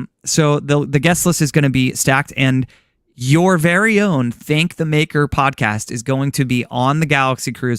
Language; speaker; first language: English; native; English